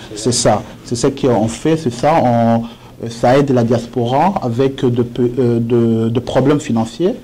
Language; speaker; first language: French; non-native, local second language; Swahili